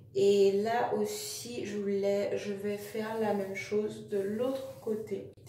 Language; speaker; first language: French; native; French